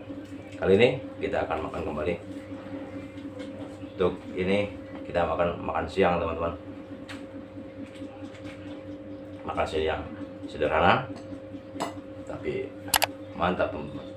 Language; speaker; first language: Indonesian; native; Indonesian